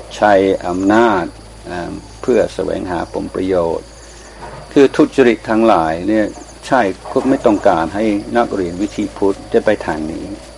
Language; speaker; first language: Thai; non-native, fluent; English